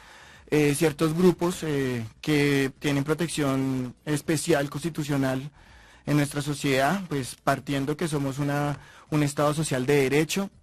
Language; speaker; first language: Spanish; native; Spanish